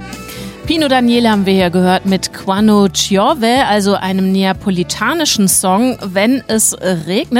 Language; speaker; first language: German; native; German